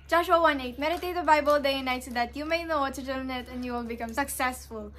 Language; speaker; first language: English; non-native, local second language; Filipino